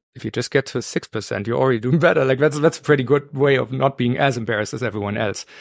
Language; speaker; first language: English; non-native, fluent; German